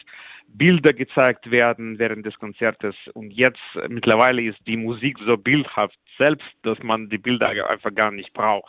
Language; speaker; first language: German; non-native, fluent; Russian